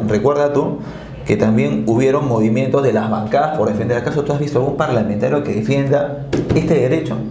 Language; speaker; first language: Spanish; native; Spanish